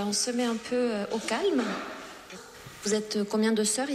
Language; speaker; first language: French; native; French